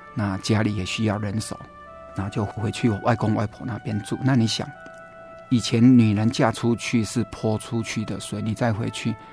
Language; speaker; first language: Chinese; native; Chinese